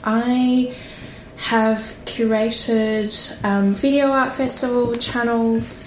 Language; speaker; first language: English; non-native, local second language; Cantonese